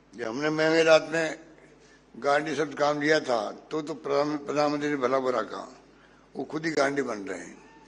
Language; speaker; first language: Hindi; native; Hindi